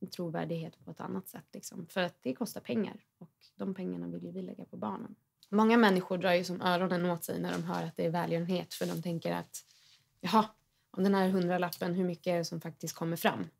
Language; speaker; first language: Swedish; native; Swedish